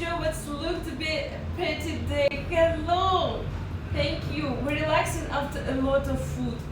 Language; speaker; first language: English; non-native, learner; Russian